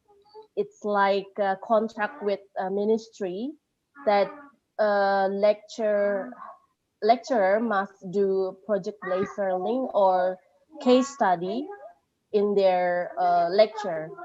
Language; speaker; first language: English; non-native, learner; Indonesian